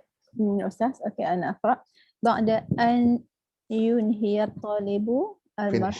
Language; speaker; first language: Arabic; non-native, learner; Malay